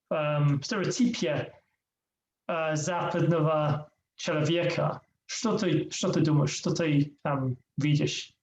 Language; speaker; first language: Russian; non-native, learner; English